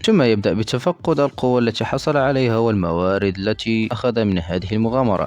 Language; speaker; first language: Arabic; native; Arabic